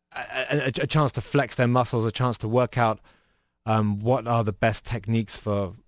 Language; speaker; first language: English; native; English